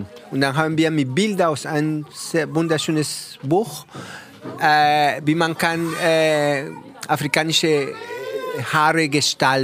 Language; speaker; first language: German; non-native, fluent; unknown